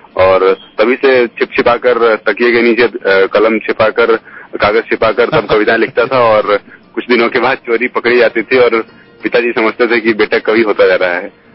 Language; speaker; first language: Hindi; native; Hindi